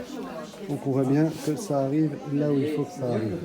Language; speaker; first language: French; native; French